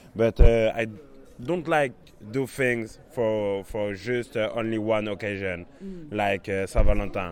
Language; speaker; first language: English; non-native, learner; French